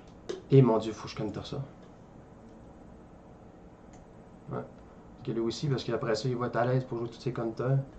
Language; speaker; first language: French; native; French